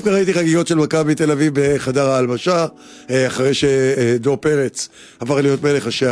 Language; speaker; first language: Hebrew; native; Hebrew